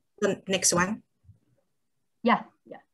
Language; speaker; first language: English; non-native, learner; Vietnamese